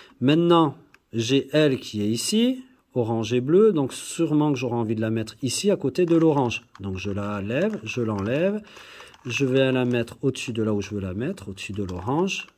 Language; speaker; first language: French; native; French